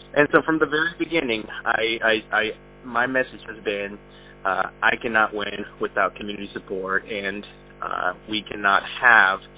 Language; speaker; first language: English; early bilingual, other home language; Spanish